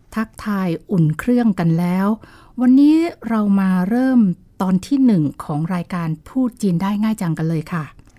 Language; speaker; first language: Thai; native; Thai